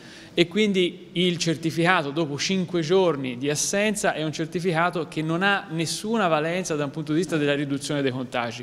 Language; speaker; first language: Italian; native; Italian